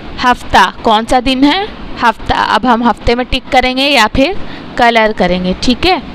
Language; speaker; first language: Urdu; non-native, local second language; Punjabi